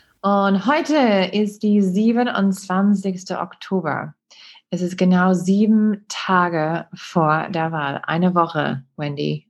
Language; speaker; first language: German; non-native, learner; English